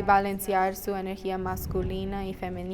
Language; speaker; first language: Spanish; non-native, fluent; English